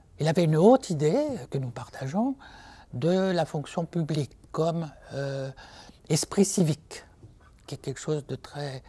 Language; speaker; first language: French; native; French